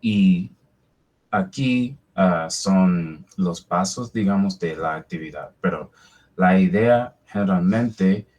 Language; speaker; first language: Spanish; non-native, fluent; English